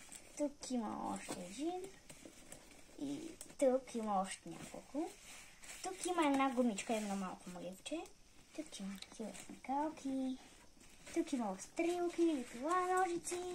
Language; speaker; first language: Bulgarian; early bilingual, heritage; Bulgarian